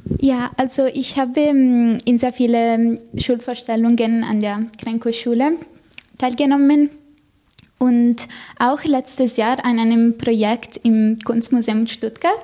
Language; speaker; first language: German; non-native, fluent; Italian